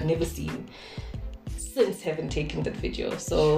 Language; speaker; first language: English; non-native, local second language; Zulu